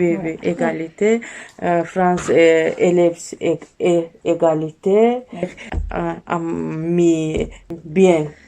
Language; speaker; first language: French; non-native, learner; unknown